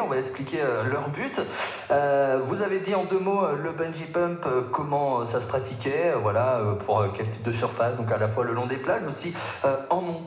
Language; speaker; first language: French; native; French